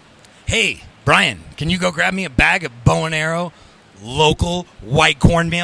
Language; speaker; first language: English; native; English